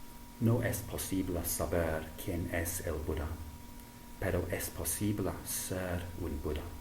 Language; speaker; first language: Spanish; non-native, fluent; English